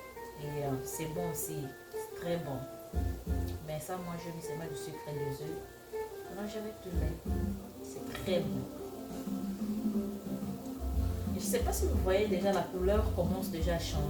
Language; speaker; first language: French; non-native, local second language; Lingala